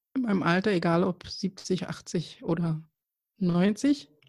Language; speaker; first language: German; early bilingual, other home language; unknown